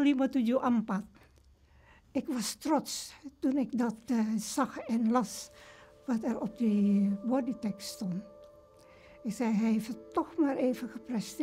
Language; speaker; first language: Dutch; early bilingual, other home language; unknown